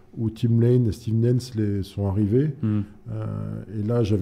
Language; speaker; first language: French; native; French